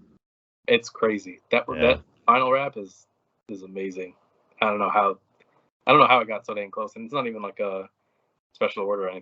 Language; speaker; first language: English; native; English